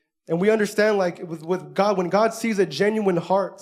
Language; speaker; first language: English; early bilingual, other home language; Spanish